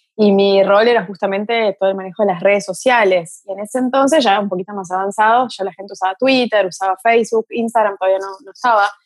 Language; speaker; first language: Spanish; early bilingual, other home language; Portuguese